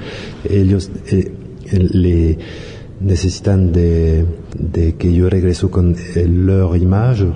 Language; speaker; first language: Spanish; non-native, learner; French